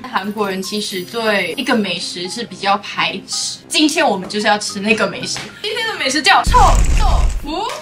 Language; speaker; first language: Chinese; non-native, fluent; Korean